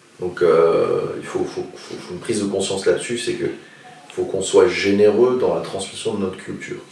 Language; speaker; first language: French; non-native, local second language; Swiss German